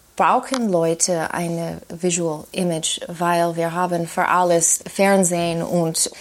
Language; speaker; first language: German; non-native, fluent; English